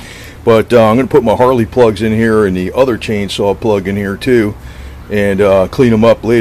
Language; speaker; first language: English; native; English